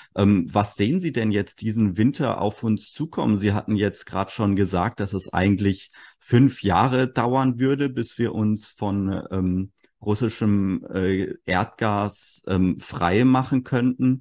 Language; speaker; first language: German; native; German